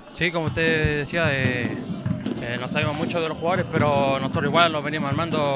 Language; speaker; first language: Spanish; native; Spanish